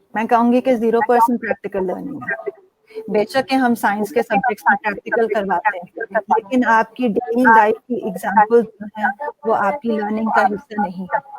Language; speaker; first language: Urdu; native; Urdu